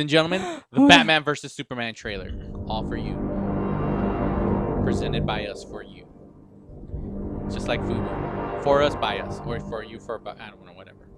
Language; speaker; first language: English; native; English